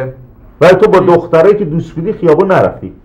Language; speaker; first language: Persian; native; Persian